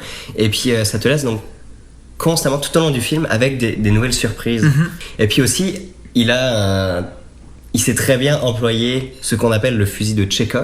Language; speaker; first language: French; native; French